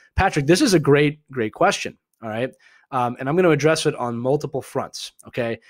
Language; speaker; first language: English; native; English